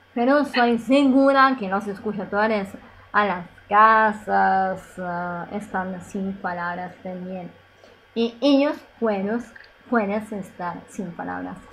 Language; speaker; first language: Spanish; non-native, learner; Italian